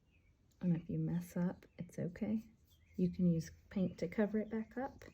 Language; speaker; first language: English; native; English